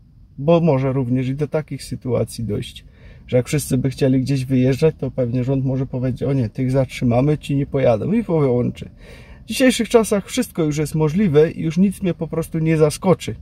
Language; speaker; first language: Polish; native; Polish